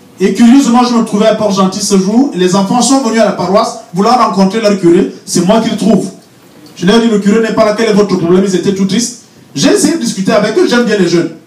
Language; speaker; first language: French; non-native, local second language; Fang